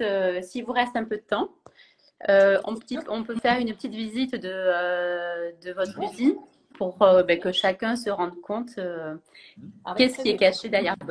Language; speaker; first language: French; native; French